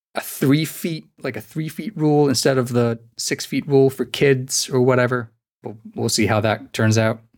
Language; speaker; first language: English; non-native, fluent; Icelandic